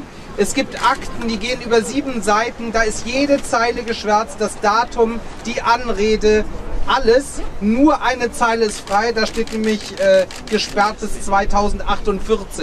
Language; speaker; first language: German; native; German